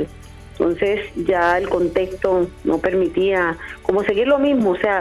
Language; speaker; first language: Spanish; native; Spanish